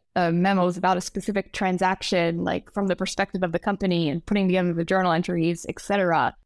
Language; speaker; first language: English; native; English